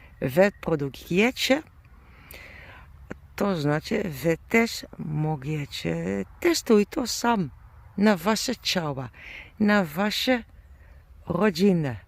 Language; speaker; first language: Polish; non-native, learner; German